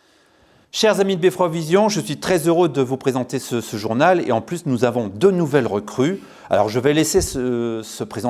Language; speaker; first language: French; native; French